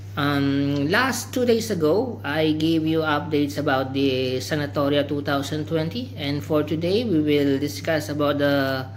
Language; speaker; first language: English; non-native, local second language; Filipino